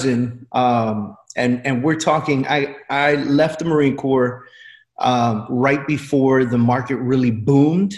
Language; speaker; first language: English; native; English